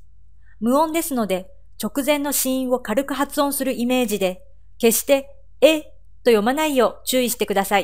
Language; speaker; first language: Japanese; native; Japanese